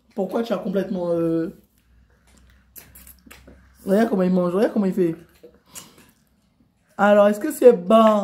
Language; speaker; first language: French; native; French